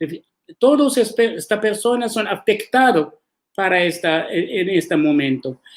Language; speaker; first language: Spanish; non-native, learner; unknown